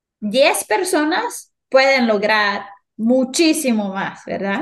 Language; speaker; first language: Spanish; non-native, fluent; Portuguese